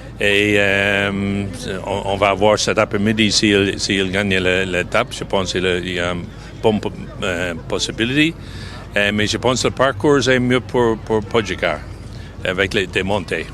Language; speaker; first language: French; non-native, fluent; English